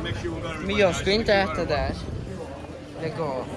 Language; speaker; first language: Swedish; early bilingual, other home language; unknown